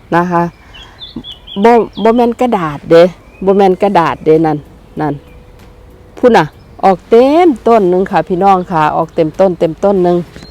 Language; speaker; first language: Thai; native; Thai